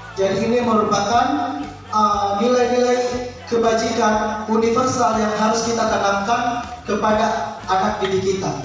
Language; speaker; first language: Indonesian; native; Indonesian